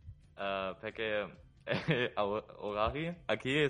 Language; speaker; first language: Catalan; non-native, learner; German